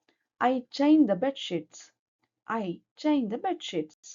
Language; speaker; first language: English; non-native, local second language; Kannada